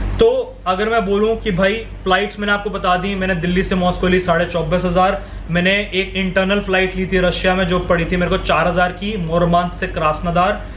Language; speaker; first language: Hindi; native; Hindi